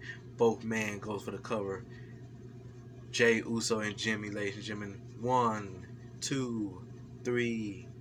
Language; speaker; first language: English; native; English